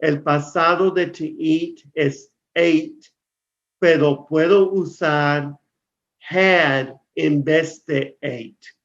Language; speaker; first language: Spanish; non-native, fluent; English